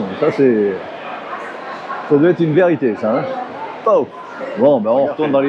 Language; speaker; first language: French; native; French